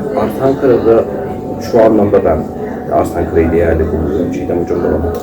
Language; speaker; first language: Turkish; native; Turkish